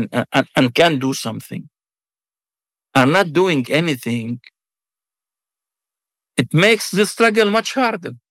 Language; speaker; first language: English; non-native, fluent; Arabic